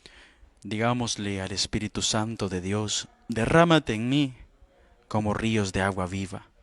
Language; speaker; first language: Spanish; native; Spanish